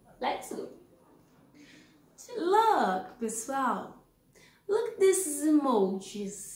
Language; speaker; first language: English; non-native, learner; Portuguese